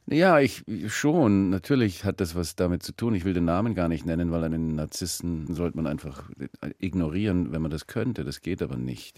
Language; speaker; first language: German; early bilingual, heritage; German